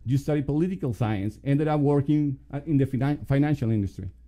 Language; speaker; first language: English; non-native, fluent; Spanish